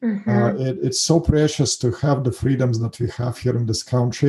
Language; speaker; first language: English; non-native, fluent; Russian